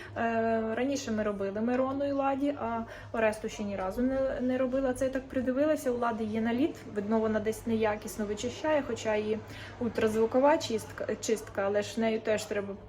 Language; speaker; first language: Ukrainian; native; Ukrainian